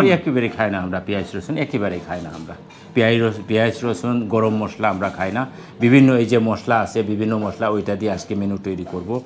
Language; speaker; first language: Bangla; non-native, local second language; Manipuri